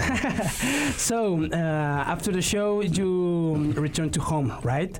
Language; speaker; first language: English; non-native, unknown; Spanish